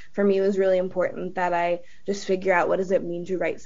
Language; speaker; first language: English; native; English